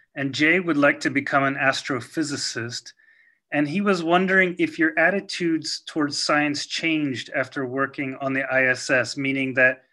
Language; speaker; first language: English; native; English